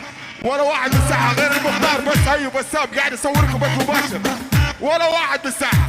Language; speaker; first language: Arabic; native; Arabic